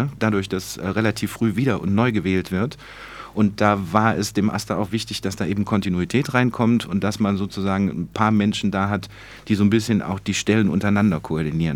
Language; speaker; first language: German; native; German